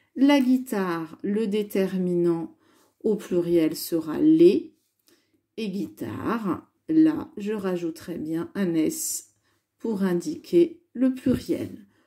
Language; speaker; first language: French; native; French